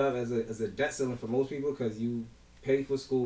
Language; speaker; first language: English; early bilingual, other home language; Lingala